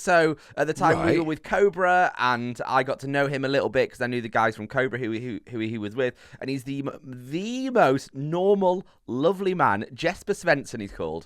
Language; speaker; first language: English; native; English